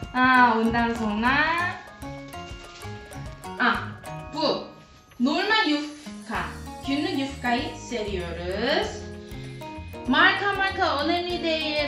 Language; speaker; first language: Turkish; non-native, fluent; Korean